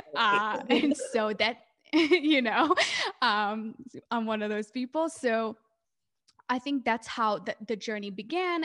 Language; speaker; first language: English; early bilingual, other home language; Hebrew